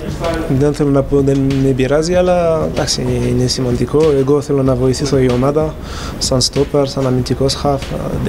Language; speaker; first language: Greek; non-native, learner; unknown